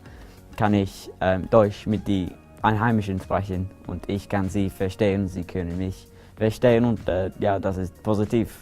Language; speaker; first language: German; non-native, learner; English